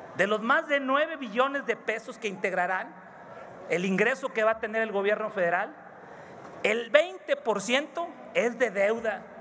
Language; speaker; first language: Spanish; native; Spanish